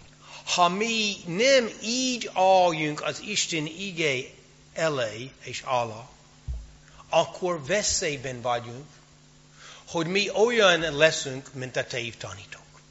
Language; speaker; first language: Hungarian; non-native, fluent; English